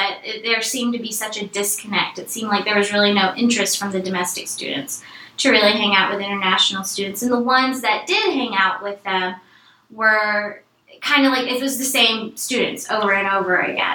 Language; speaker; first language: English; native; English